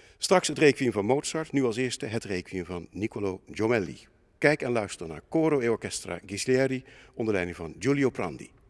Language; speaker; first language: Dutch; native; Dutch